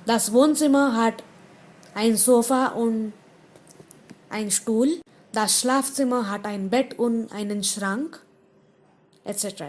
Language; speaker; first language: German; non-native, fluent; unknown